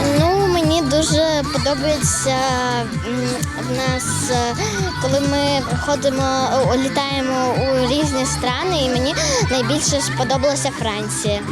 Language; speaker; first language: Ukrainian; non-native, local second language; Russian